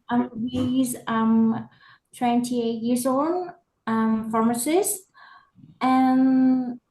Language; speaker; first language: English; non-native, learner; Vietnamese